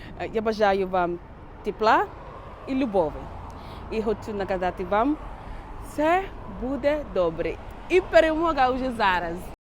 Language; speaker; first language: Ukrainian; non-native, learner; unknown